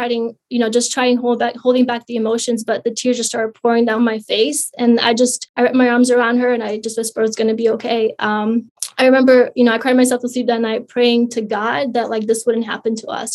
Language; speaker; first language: English; early bilingual, other home language; Polish